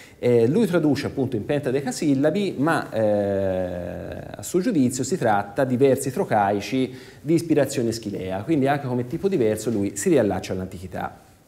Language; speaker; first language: Italian; native; Italian